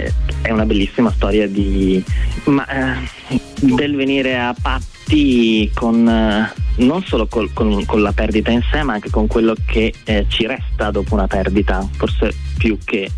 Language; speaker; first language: Italian; native; Italian